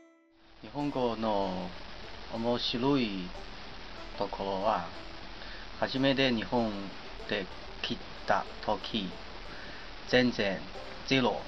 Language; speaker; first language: Japanese; non-native, learner; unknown